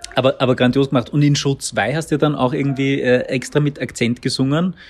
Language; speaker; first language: German; native; German